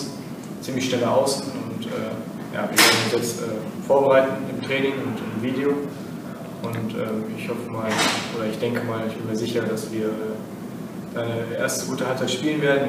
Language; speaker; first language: German; native; German